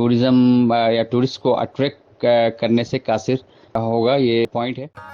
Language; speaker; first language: Urdu; native; Urdu